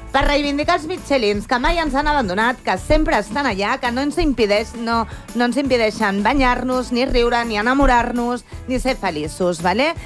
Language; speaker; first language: Catalan; native; Catalan